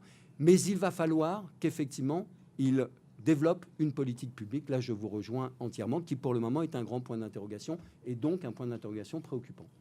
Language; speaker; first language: French; native; French